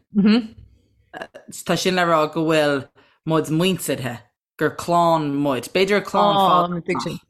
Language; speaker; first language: Irish; native; Irish